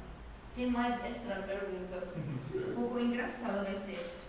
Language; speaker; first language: Portuguese; non-native, learner; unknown